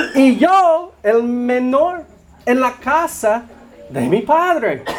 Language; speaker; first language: Spanish; non-native, learner; English